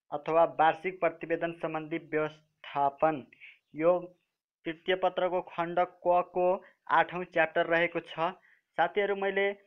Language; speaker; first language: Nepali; non-native, local second language; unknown